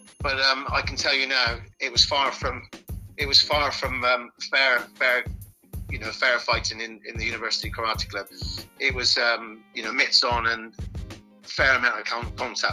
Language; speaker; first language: English; native; English